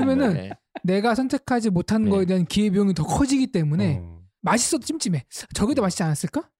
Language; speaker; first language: Korean; native; Korean